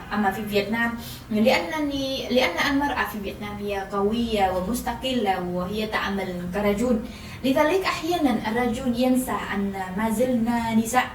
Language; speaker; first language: Arabic; non-native, fluent; Vietnamese